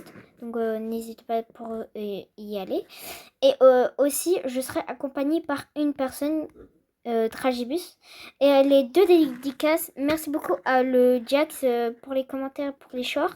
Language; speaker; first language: French; native; French